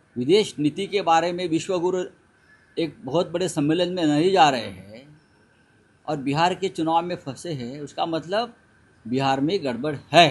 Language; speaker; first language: Hindi; non-native, local second language; Marathi